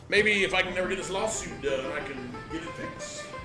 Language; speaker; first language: English; native; English